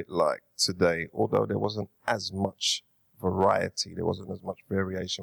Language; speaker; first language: English; native; English